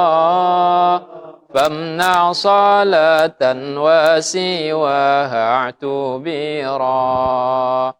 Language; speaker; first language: Arabic; non-native, fluent; Indonesian